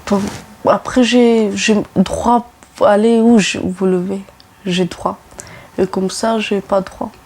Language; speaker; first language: French; non-native, learner; Romany